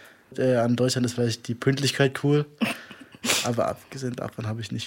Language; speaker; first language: German; native; German